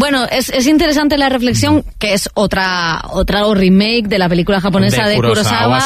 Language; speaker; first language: Spanish; native; Spanish